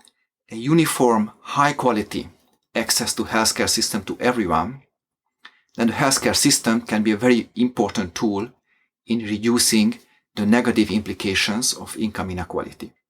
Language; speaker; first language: English; non-native, fluent; Hungarian